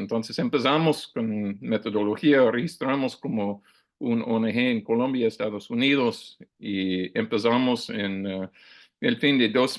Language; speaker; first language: Spanish; non-native, learner; English